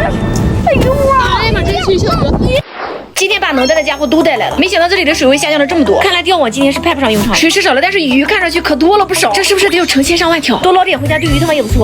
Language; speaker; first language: Chinese; native; Chinese